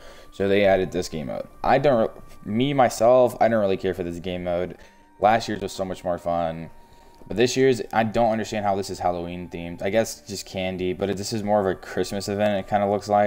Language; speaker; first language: English; native; English